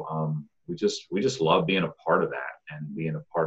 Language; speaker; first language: English; native; English